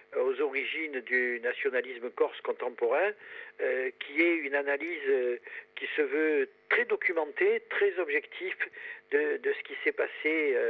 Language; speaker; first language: French; native; French